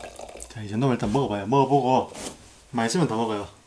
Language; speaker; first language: Korean; native; Korean